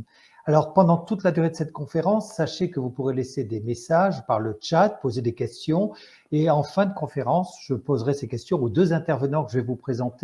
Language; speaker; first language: French; native; French